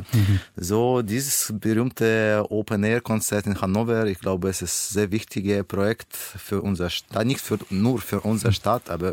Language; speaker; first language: German; non-native, learner; Russian